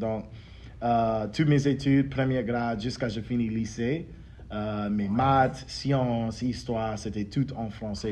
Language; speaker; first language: French; early bilingual, heritage; English